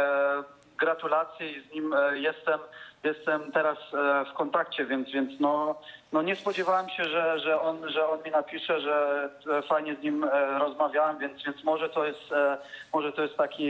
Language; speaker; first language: Polish; early bilingual, heritage; Polish